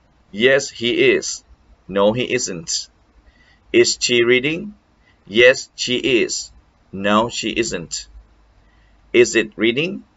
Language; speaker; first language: English; non-native, fluent; Thai